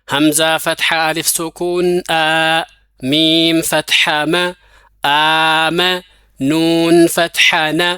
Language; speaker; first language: Arabic; non-native, fluent; Amharic